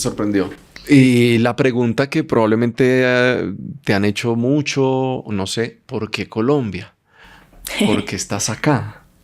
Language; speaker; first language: Spanish; native; Spanish